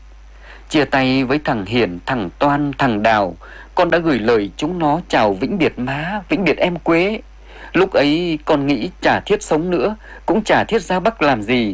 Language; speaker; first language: Vietnamese; native; Vietnamese